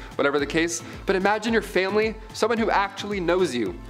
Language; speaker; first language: English; native; English